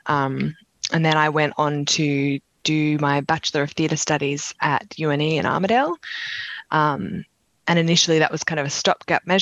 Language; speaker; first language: English; native; English